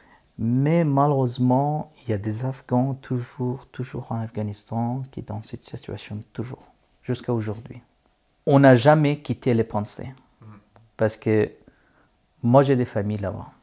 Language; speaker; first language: French; non-native, fluent; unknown